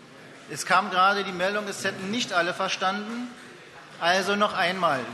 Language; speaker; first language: German; native; German